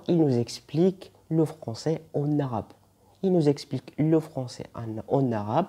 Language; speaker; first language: French; non-native, local second language; Arabic